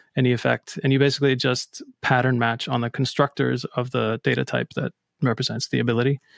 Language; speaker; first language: English; non-native, fluent; Icelandic